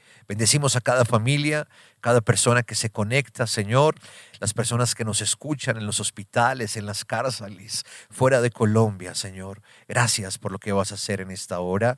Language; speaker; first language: Spanish; native; Spanish